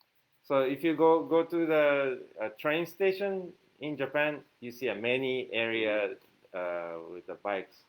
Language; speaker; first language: English; non-native, fluent; Japanese